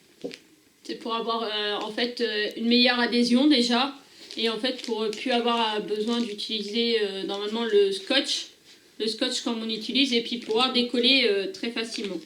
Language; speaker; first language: French; native; French